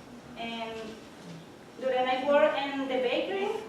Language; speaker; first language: English; non-native, learner; Spanish